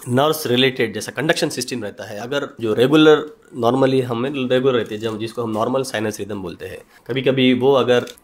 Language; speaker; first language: Hindi; non-native, local second language; Marathi